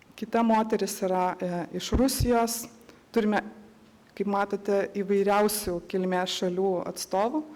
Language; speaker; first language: Lithuanian; native; Lithuanian